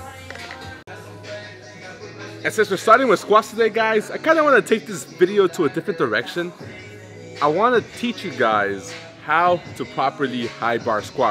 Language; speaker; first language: English; native; English